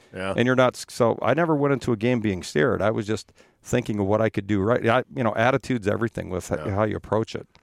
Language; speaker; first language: English; native; English